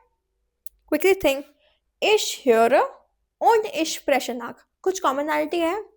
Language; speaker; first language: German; non-native, fluent; Hindi